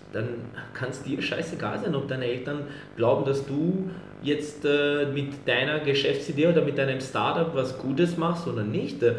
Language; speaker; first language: German; early bilingual, other home language; Serbian